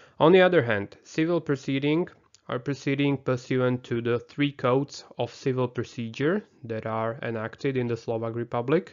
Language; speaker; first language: English; non-native, fluent; Slovak